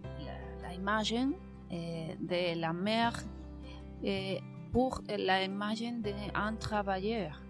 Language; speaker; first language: French; non-native, learner; Spanish